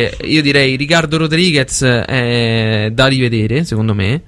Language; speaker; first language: Italian; native; Italian